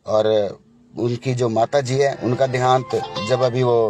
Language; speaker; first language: Hindi; native; Hindi